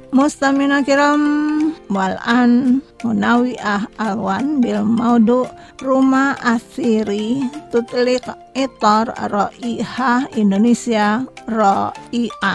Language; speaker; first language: Arabic; non-native, fluent; Indonesian